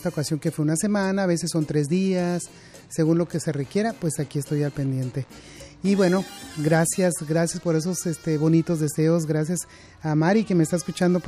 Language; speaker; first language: Spanish; native; Spanish